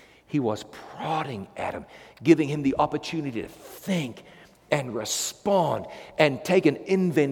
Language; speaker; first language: English; native; English